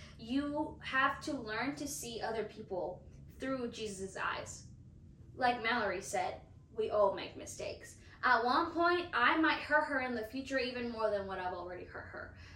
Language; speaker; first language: English; non-native, fluent; Spanish